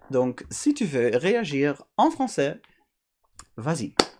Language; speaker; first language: French; non-native, learner; Dutch